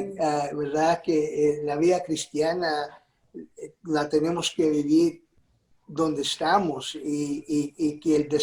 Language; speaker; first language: Spanish; early bilingual, heritage; Spanish